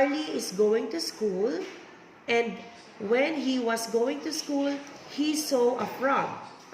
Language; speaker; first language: English; non-native, fluent; Vietnamese